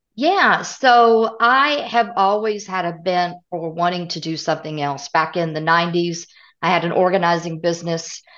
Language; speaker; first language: English; native; English